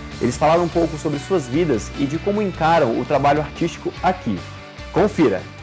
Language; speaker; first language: Portuguese; native; Portuguese